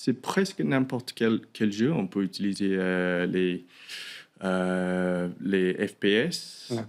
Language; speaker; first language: French; non-native, learner; English